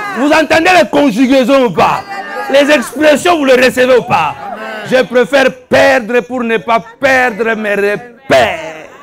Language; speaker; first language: French; non-native, fluent; Lingala